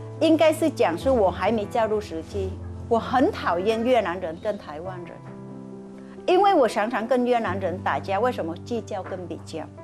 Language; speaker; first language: Chinese; non-native, fluent; Vietnamese